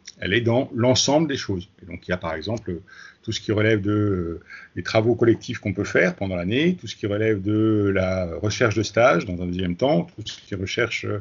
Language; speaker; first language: French; native; French